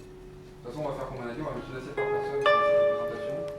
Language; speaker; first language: French; native; French